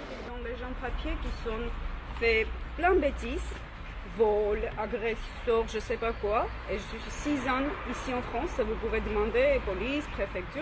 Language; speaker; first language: French; non-native, learner; Armenian